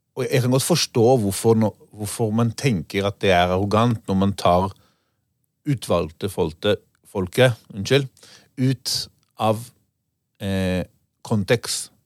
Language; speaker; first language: Norwegian; non-native, fluent; Hebrew